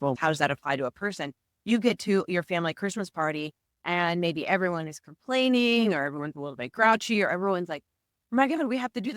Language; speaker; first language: English; native; English